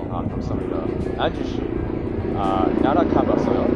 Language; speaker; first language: Korean; non-native, learner; English